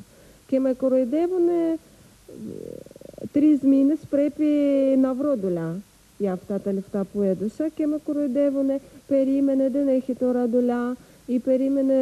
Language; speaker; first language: Greek; non-native, learner; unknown